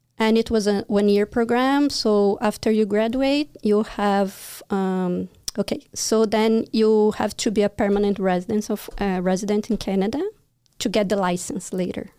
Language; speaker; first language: English; non-native, fluent; Portuguese